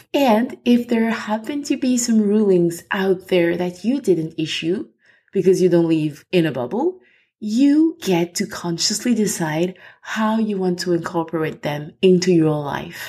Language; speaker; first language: English; non-native, fluent; French